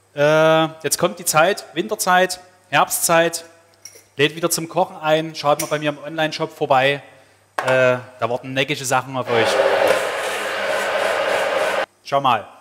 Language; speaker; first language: German; native; German